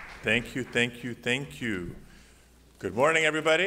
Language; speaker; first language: English; early bilingual, other home language; Spanish